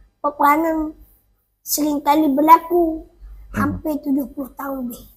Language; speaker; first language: Malay; native; Malay